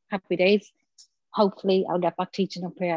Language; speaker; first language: English; native; English